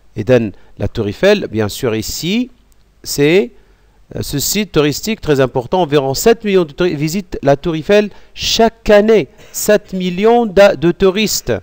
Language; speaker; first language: French; non-native, local second language; Arabic